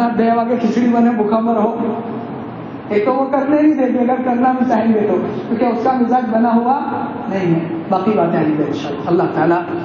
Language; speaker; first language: Urdu; non-native, local second language; Gujarati